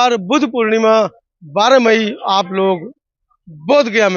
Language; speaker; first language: Hindi; native; Hindi